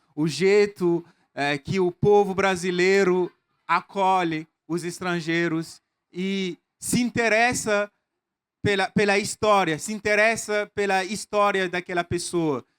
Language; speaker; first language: Portuguese; non-native, fluent; Mossi